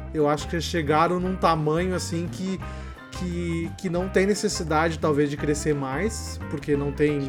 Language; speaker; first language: Portuguese; native; Portuguese